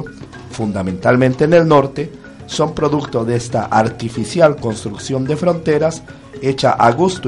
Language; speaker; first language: Spanish; native; Spanish